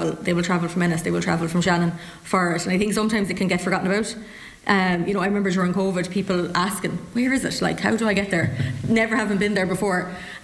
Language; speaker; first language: English; native; English